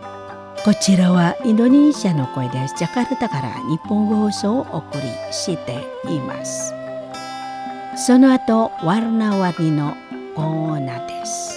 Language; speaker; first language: Japanese; non-native, fluent; Indonesian